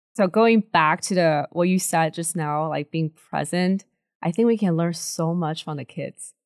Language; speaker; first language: English; early bilingual, other home language; Chinese